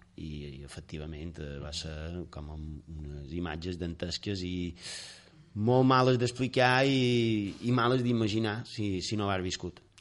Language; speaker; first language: Catalan; native; Catalan